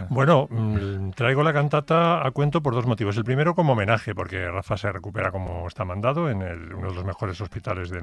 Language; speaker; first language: Spanish; native; Spanish